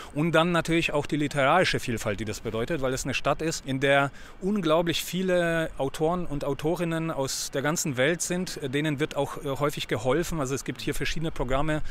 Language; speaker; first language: German; early bilingual, other home language; Polish